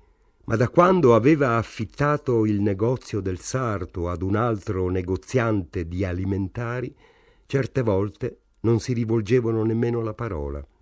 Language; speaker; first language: Italian; native; Italian